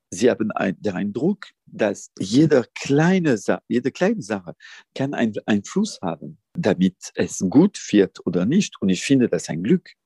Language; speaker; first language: German; non-native, fluent; French